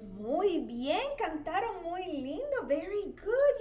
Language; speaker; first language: Spanish; native; Spanish